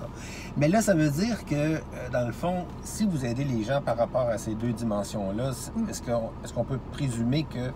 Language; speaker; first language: French; native; French